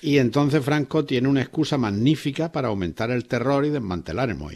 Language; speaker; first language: Spanish; native; Spanish